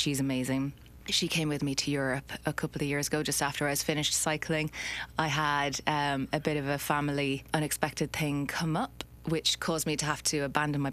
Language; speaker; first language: English; native; English